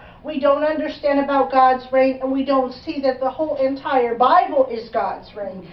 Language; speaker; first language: English; native; English